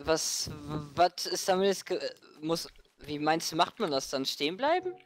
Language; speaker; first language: German; native; German